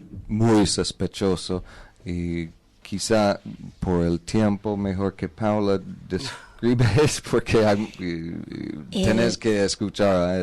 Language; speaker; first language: Spanish; non-native, learner; English